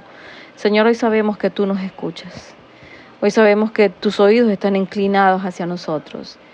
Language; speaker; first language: Spanish; native; Spanish